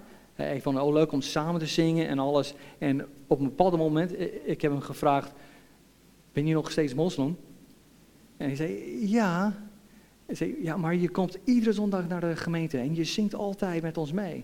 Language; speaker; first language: Dutch; non-native, fluent; English